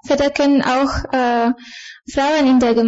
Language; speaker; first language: German; non-native, fluent; Bulgarian